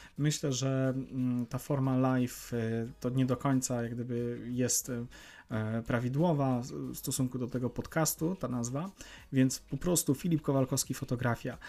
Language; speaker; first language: Polish; native; Polish